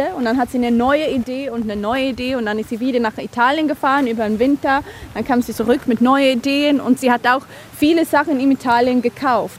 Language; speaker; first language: German; non-native, fluent; Swedish